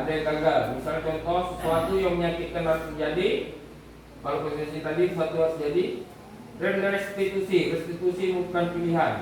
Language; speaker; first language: Indonesian; native; Indonesian